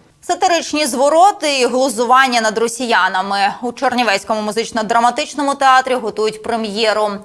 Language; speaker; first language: Ukrainian; native; Ukrainian